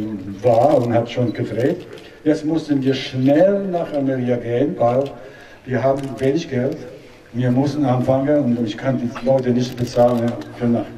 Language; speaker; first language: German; non-native, learner; Italian